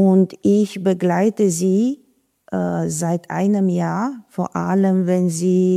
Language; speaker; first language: German; non-native, fluent; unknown